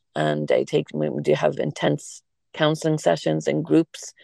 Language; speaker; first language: English; native; English